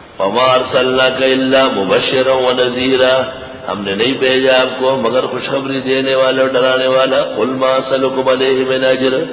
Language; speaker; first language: Urdu; non-native, local second language; Pashto